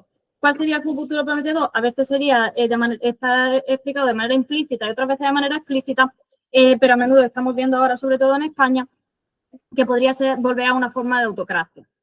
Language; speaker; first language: Spanish; native; Spanish